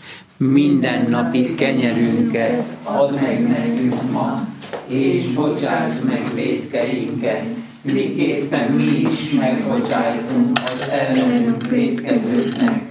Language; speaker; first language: Hungarian; native; Hungarian